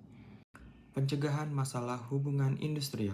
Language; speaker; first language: Indonesian; native; Indonesian